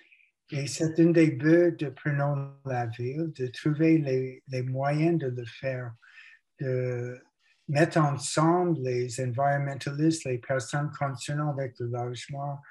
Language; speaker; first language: French; non-native, fluent; English